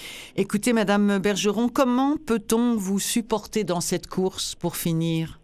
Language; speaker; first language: French; native; French